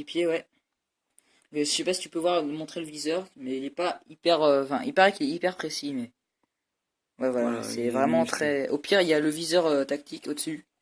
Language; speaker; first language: French; native; French